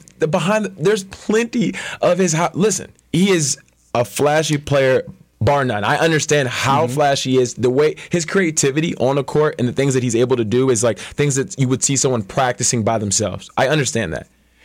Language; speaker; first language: English; native; English